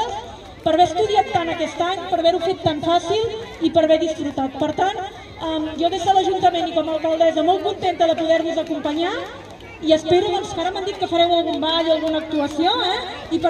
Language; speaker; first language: Catalan; native; Catalan